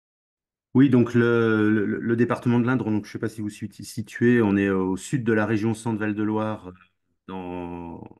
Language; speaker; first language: French; native; French